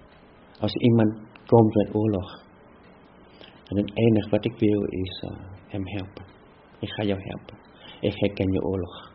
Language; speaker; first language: Dutch; non-native, fluent; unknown